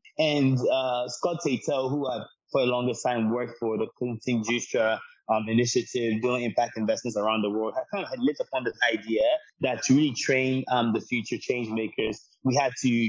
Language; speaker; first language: English; non-native, local second language; Akan